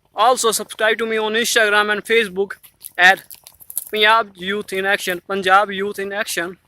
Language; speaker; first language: English; non-native, local second language; Punjabi